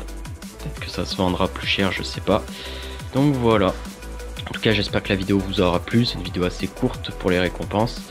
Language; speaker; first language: French; native; French